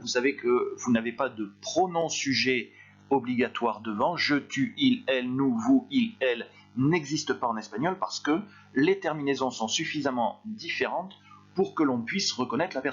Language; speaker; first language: French; native; French